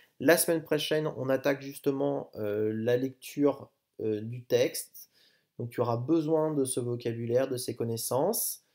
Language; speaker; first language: French; native; French